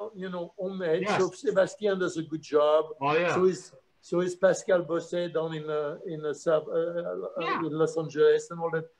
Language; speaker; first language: English; non-native, fluent; French